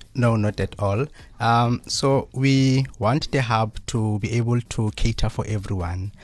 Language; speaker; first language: English; non-native, local second language; Southern Sotho